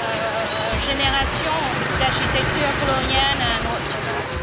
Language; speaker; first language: French; non-native, learner; Vietnamese